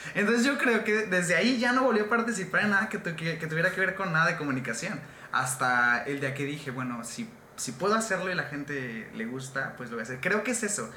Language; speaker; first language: Spanish; native; Spanish